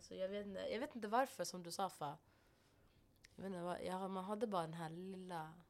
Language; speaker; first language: Swedish; non-native, local second language; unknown